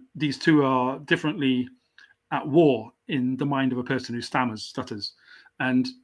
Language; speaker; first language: English; native; English